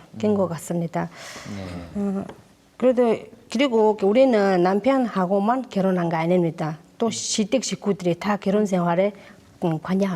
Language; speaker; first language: Korean; non-native, learner; Mongolian